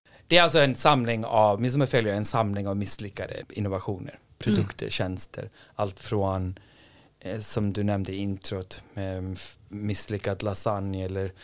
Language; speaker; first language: Swedish; non-native, fluent; Icelandic